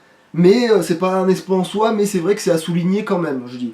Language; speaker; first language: French; native; French